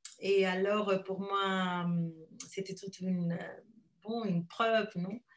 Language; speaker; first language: French; non-native, fluent; Spanish